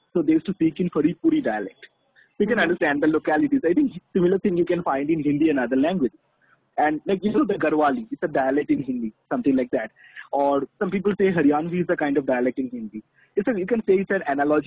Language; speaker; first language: English; non-native, local second language; Bangla